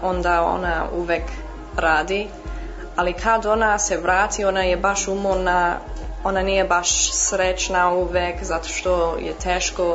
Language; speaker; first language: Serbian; early bilingual, heritage; English